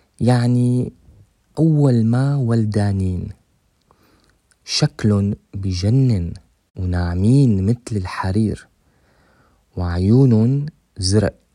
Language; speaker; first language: Arabic; native; Arabic